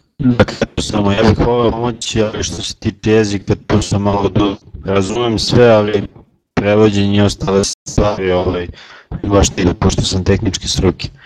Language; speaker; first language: Serbian; native; Serbian